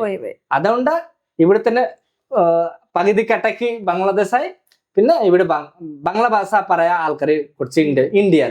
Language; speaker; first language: Malayalam; non-native, local second language; Bangla